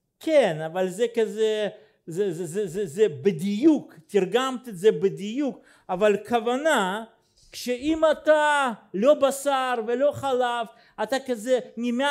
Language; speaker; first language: Hebrew; non-native, learner; Russian